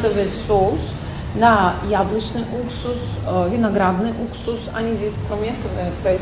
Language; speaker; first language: Russian; native; Russian